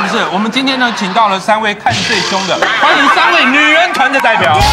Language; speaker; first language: Chinese; native; Chinese